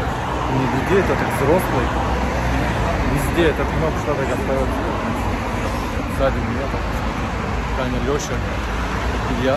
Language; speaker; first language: Russian; non-native, learner; Turkish